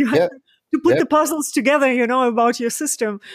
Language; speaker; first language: English; non-native, fluent; Ukrainian